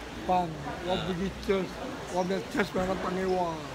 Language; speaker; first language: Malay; non-native, local second language; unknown